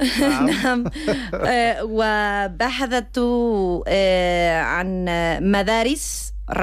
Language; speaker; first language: Arabic; non-native, learner; Spanish